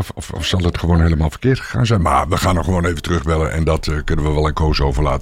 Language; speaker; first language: Dutch; native; Dutch